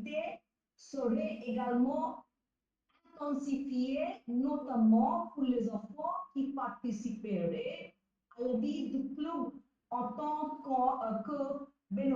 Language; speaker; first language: French; non-native, learner; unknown